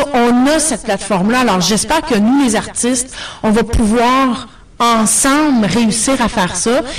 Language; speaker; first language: French; native; French